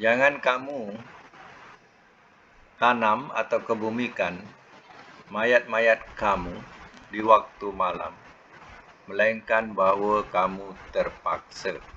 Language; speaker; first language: Malay; native; Malay